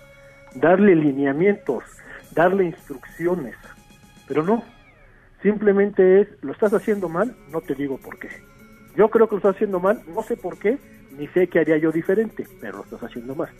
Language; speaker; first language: Spanish; native; Spanish